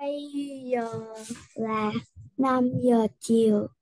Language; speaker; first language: Vietnamese; early bilingual, heritage; Vietnamese